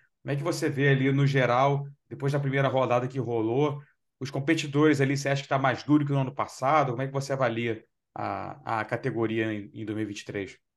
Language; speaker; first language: Portuguese; native; Portuguese